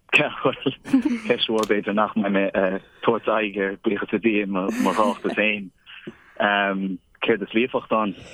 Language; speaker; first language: Irish; native; Irish